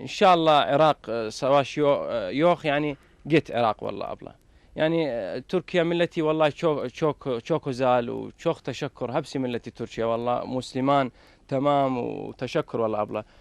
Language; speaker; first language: Turkish; non-native, learner; Arabic